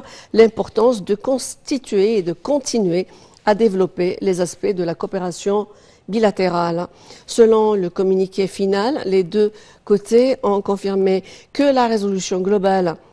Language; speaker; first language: French; non-native, fluent; Arabic